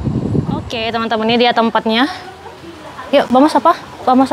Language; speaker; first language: Indonesian; native; Indonesian